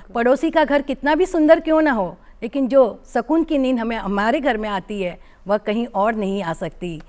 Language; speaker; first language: Hindi; native; Hindi